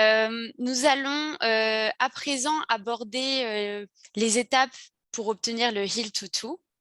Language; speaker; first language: French; native; French